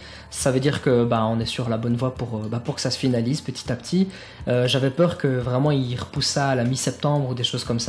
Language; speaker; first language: French; native; French